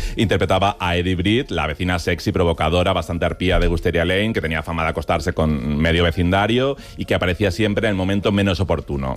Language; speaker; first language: Spanish; native; Spanish